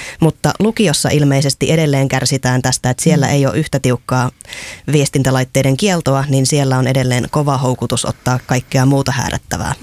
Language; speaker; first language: Finnish; native; Finnish